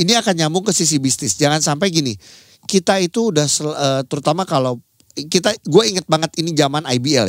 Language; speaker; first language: Indonesian; native; Indonesian